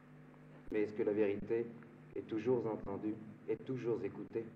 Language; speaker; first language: French; native; French